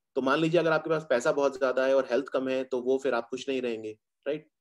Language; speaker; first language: Hindi; native; Hindi